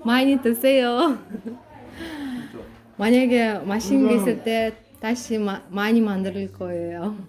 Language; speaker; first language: Korean; non-native, learner; Kazakh